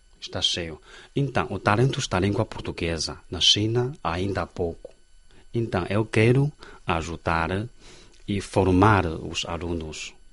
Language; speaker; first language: Portuguese; non-native, learner; Chinese